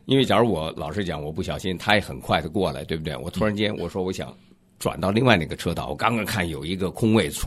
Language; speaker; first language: Chinese; native; Chinese